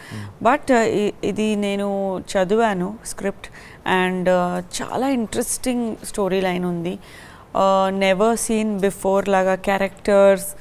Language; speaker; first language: Telugu; non-native, learner; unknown